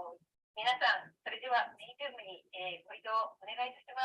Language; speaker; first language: Japanese; native; Japanese